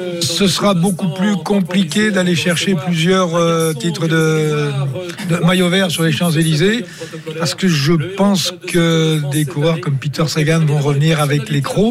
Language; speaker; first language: French; native; French